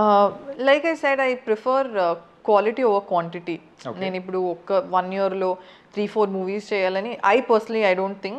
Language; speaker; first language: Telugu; non-native, fluent; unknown